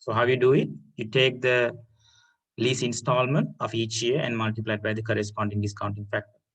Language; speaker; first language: English; non-native, local second language; Sinhala